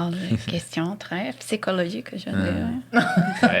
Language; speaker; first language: French; non-native, fluent; Portuguese